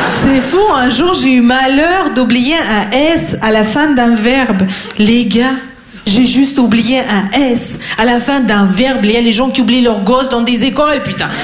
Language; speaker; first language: French; non-native, fluent; Russian